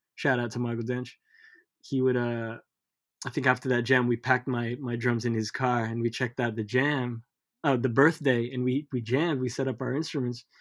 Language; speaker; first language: English; early bilingual, other home language; Filipino